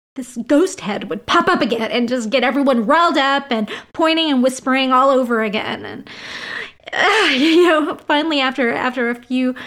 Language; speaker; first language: English; native; English